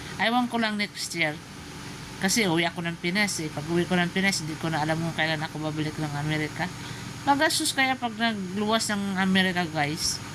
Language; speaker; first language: Filipino; non-native, local second language; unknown